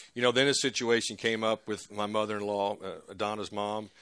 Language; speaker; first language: English; native; English